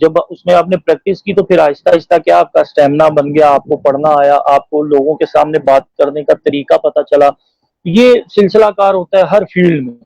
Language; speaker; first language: Urdu; non-native, local second language; Punjabi